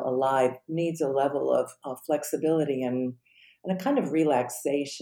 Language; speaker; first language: English; native; English